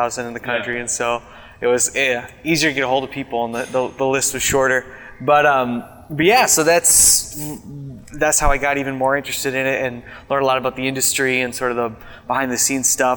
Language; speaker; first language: English; native; English